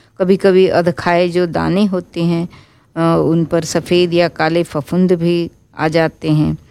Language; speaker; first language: Hindi; native; Hindi